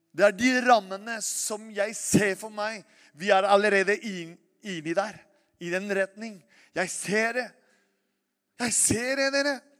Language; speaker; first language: Norwegian; non-native, fluent; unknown